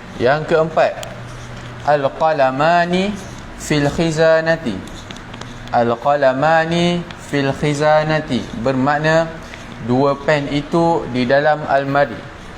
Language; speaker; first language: Malay; native; Malay